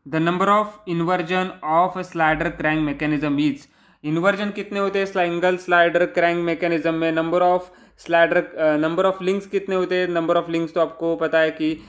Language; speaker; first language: Hindi; non-native, local second language; Marathi